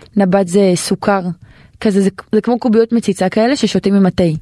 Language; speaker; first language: Hebrew; native; Hebrew